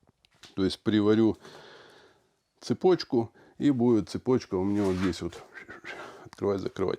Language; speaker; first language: Russian; native; Russian